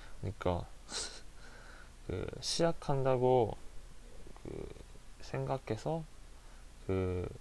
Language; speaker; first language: Korean; non-native, learner; Japanese